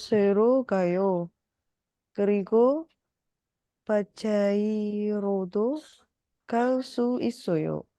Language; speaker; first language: Korean; non-native, learner; Indonesian